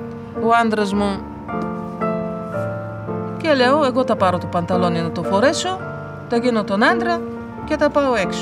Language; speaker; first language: Greek; non-native, fluent; Bulgarian